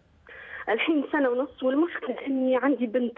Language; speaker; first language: Arabic; native; Arabic